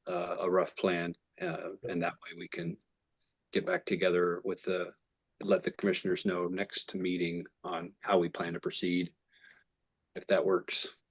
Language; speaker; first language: English; native; English